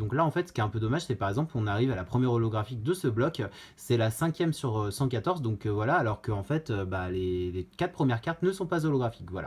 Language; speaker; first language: French; native; French